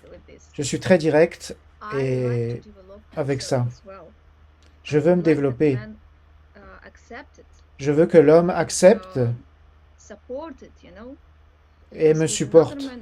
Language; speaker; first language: French; non-native, fluent; Ukrainian